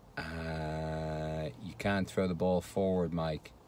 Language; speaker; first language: English; native; English